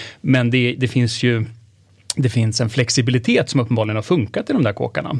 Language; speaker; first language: Swedish; native; Swedish